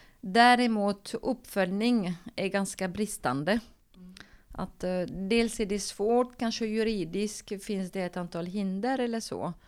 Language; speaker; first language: Swedish; non-native, fluent; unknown